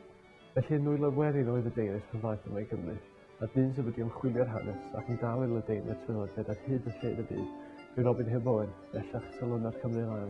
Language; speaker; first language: Welsh; native; Welsh